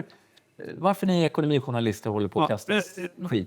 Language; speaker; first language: Swedish; native; Swedish